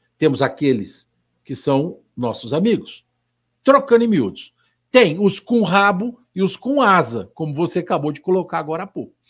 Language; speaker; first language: Portuguese; native; Portuguese